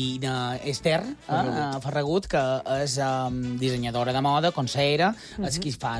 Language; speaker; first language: Catalan; native; Catalan